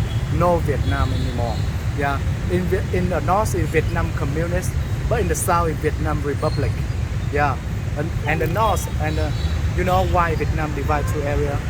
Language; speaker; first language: English; non-native, learner; Vietnamese